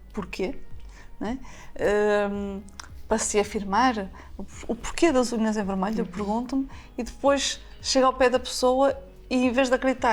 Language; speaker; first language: Portuguese; native; Portuguese